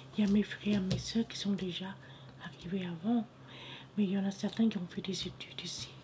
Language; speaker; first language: French; non-native, fluent; Khmer